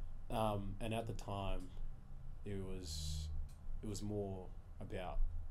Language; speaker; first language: English; early bilingual, other home language; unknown